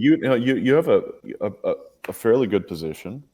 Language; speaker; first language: English; native; English